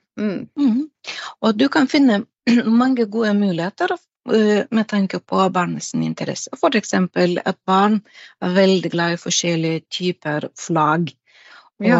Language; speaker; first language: Norwegian; non-native, fluent; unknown